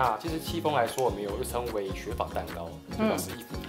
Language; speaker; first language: Chinese; native; Chinese